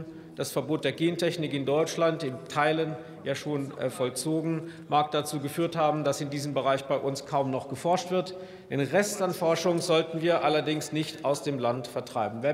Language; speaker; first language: German; native; German